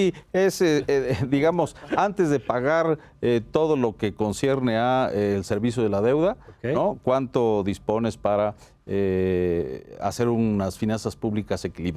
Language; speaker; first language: Spanish; native; Spanish